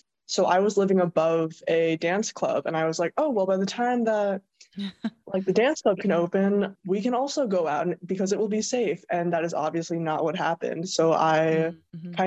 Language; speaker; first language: English; native; English